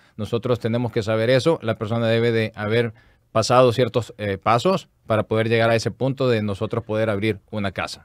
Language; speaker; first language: Spanish; native; Spanish